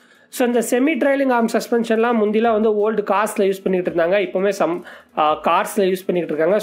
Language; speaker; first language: Tamil; native; Tamil